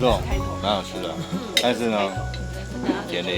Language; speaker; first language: Chinese; native; Chinese